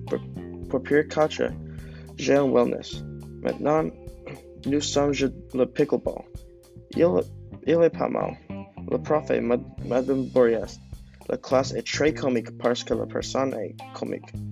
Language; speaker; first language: French; non-native, learner; English